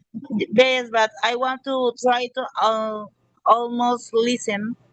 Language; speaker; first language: English; non-native, learner; Spanish